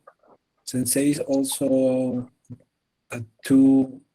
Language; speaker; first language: English; non-native, fluent; Spanish